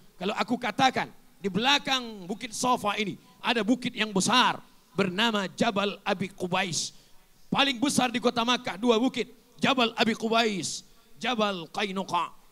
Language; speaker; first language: Malay; native; Malay